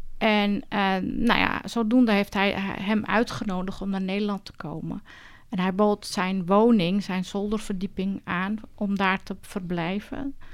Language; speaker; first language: Dutch; early bilingual, other home language; Turkish